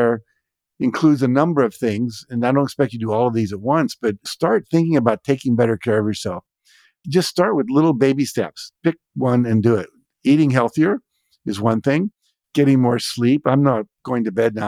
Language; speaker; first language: English; native; English